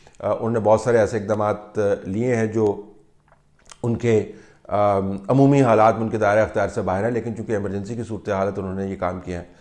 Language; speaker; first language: Urdu; native; Urdu